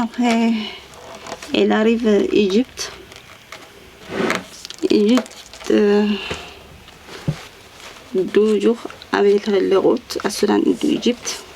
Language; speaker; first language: French; non-native, learner; Tigrinya